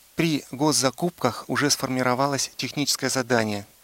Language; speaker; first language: Russian; native; Russian